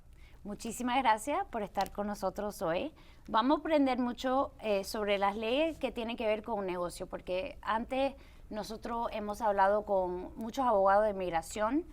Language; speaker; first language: Spanish; early bilingual, heritage; Spanish